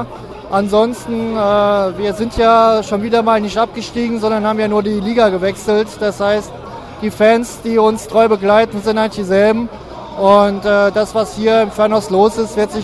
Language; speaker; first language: German; native; German